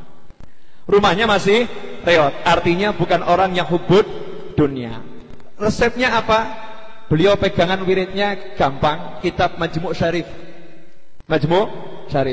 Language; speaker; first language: Indonesian; non-native, local second language; Javanese